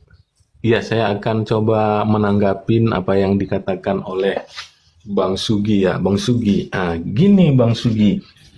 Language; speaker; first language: Indonesian; native; Indonesian